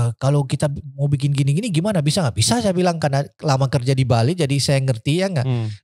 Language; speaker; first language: Indonesian; early bilingual, heritage; Indonesian